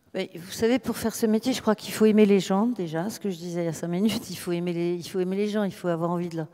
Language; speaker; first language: French; native; French